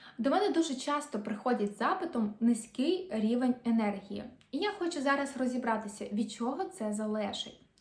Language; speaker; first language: Ukrainian; non-native, local second language; Russian